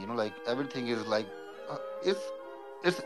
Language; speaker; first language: English; non-native, local second language; Punjabi